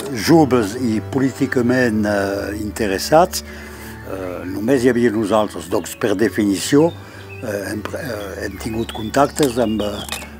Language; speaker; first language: Catalan; non-native, local second language; French